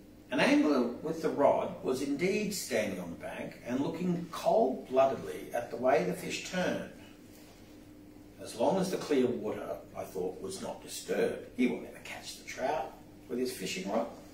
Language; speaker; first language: English; native; English